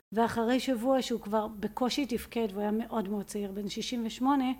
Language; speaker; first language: Hebrew; native; Hebrew